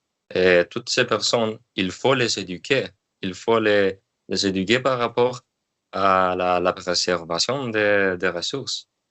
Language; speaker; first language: French; non-native, learner; Spanish